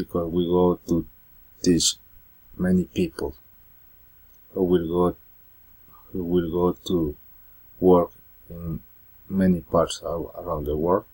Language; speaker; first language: English; non-native, learner; Spanish